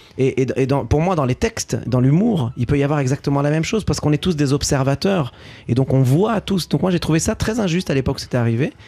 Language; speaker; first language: French; early bilingual, other home language; Arabic